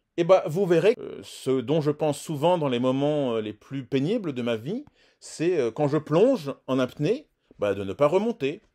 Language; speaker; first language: French; native; French